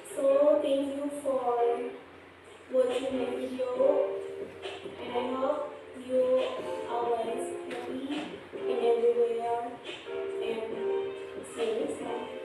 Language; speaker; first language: English; non-native, learner; Indonesian